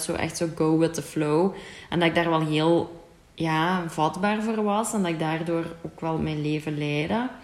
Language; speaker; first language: Dutch; native; Dutch